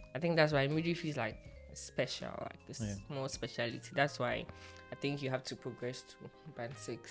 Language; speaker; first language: English; non-native, local second language; Akan